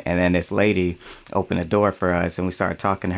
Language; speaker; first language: English; native; English